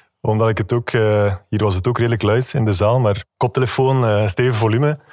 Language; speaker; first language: Dutch; native; Dutch